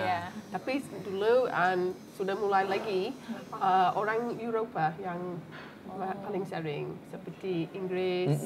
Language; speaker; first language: Indonesian; non-native, fluent; English